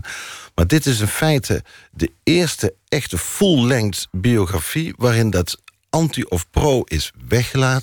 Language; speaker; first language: Dutch; native; Dutch